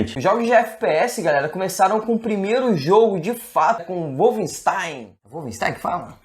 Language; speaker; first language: Portuguese; native; Portuguese